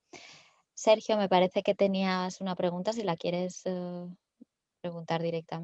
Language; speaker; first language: Spanish; native; Spanish